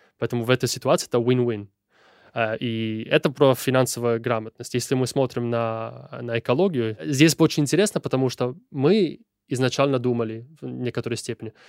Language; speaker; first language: Russian; non-native, fluent; Italian